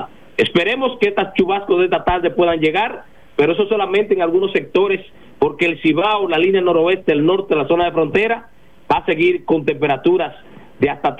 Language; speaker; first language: Spanish; native; Spanish